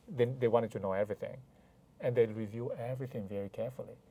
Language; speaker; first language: English; non-native, fluent; Chinese